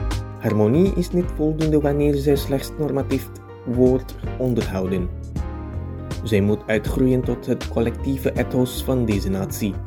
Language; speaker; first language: Dutch; non-native, fluent; Indonesian